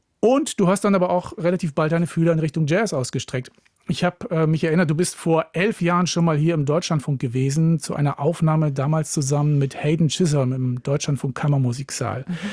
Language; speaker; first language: German; native; German